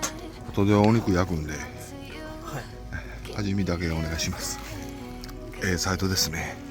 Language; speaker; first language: Japanese; native; Japanese